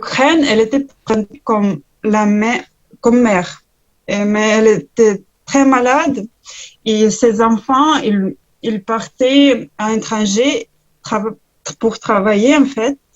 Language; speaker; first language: French; non-native, learner; Ukrainian